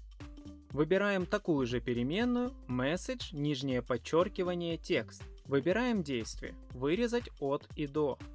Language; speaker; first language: Russian; native; Russian